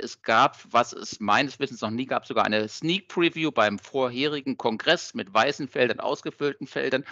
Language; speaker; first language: German; native; German